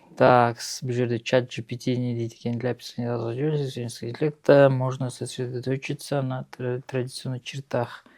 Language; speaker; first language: Russian; non-native, local second language; Kazakh